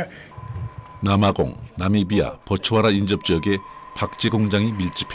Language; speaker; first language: Korean; native; Korean